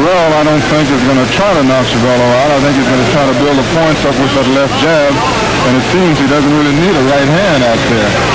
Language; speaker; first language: English; native; English